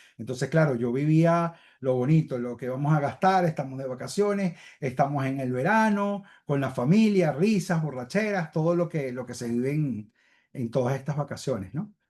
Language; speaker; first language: Spanish; native; Spanish